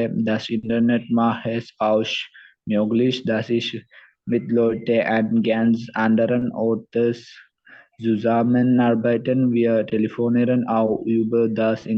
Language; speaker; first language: German; non-native, learner; Malayalam